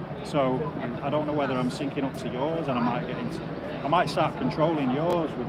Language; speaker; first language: English; native; English